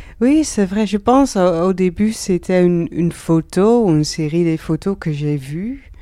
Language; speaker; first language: French; non-native, learner; Dutch